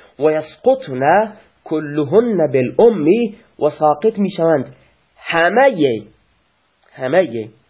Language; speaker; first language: Persian; non-native, local second language; Baluchi